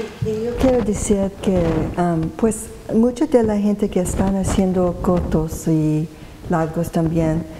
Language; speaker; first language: Spanish; non-native, learner; English